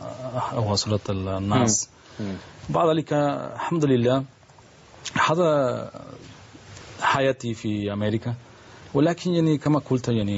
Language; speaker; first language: Arabic; non-native, learner; Spanish